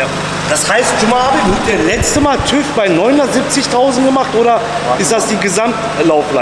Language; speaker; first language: German; native; German